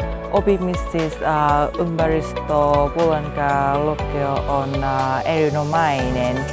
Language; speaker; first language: Finnish; non-native, learner; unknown